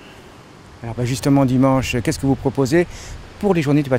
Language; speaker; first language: French; native; French